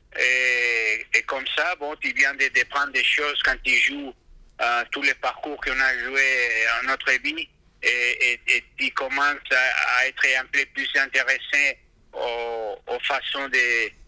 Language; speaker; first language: French; non-native, fluent; Spanish